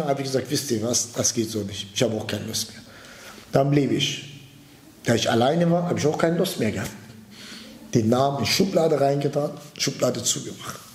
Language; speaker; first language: German; early bilingual, other home language; Turkish